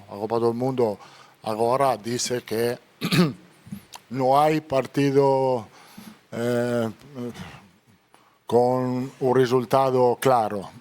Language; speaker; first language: Portuguese; non-native, learner; Italian